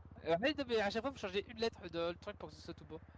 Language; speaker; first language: French; native; French